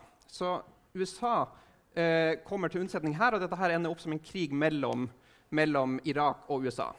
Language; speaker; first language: Norwegian; native; Norwegian